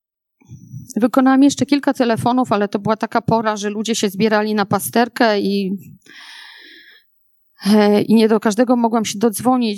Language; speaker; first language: Polish; native; Polish